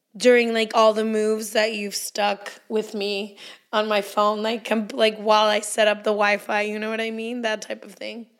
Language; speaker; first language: English; early bilingual, heritage; Spanish